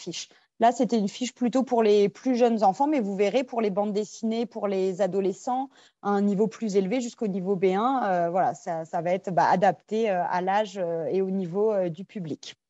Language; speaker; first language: French; native; French